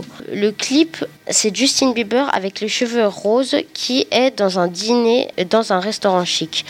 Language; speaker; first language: French; native; French